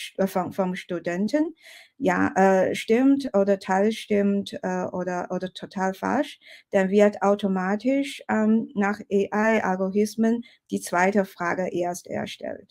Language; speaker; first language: German; non-native, fluent; Chinese